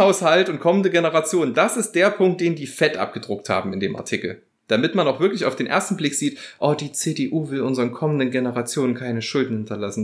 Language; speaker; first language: German; native; German